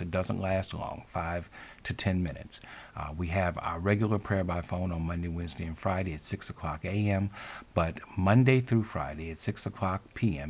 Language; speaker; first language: English; native; English